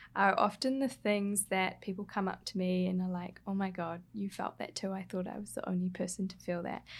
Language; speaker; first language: English; native; English